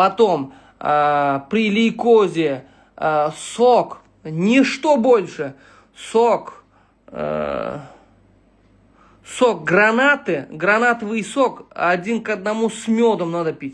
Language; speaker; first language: Russian; non-native, local second language; Uzbek